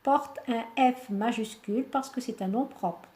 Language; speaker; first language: French; non-native, local second language; Arabic